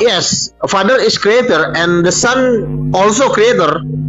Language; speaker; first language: English; non-native, learner; Indonesian